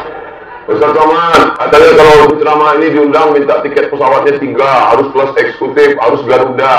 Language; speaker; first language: Indonesian; non-native, local second language; Malay